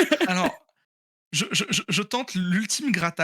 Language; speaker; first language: French; native; French